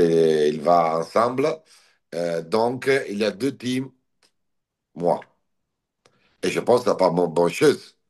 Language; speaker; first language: French; non-native, learner; Italian